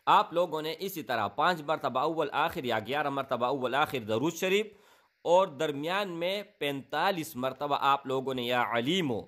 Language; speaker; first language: Urdu; non-native, local second language; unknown